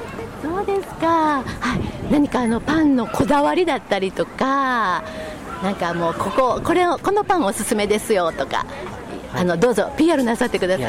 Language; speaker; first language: Japanese; native; Japanese